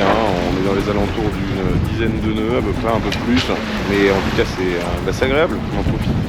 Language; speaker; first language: French; native; French